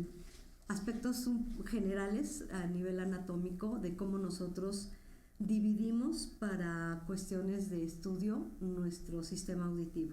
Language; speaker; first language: Spanish; native; Spanish